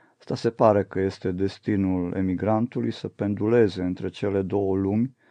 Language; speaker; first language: Romanian; native; Romanian